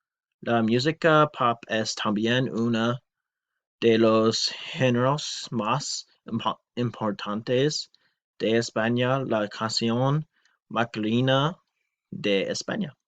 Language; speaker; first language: Spanish; non-native, learner; English